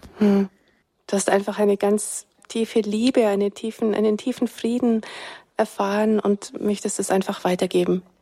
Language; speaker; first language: German; native; German